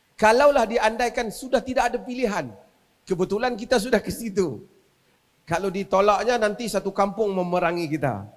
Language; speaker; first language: Malay; native; Malay